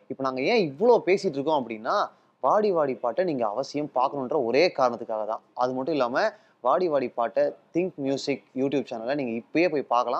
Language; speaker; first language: Tamil; native; Tamil